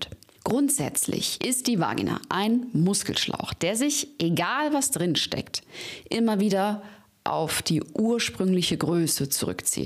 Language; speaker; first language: German; native; German